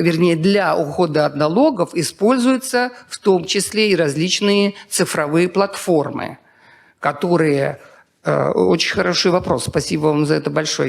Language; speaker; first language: Russian; native; Russian